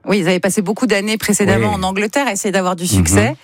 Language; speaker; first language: French; native; French